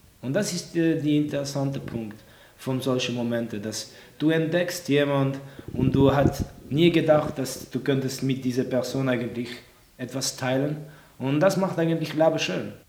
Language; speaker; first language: German; non-native, local second language; French